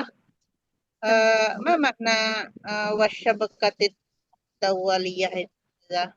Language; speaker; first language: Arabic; non-native, learner; Indonesian